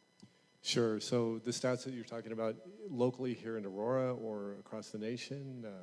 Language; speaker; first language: English; native; English